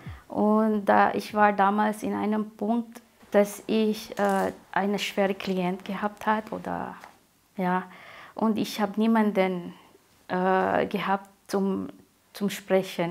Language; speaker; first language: German; non-native, fluent; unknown